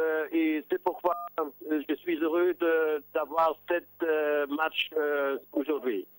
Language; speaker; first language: French; non-native, fluent; German